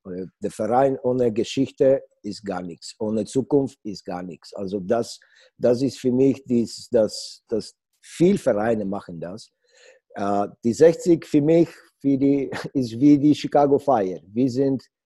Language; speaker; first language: German; non-native, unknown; Polish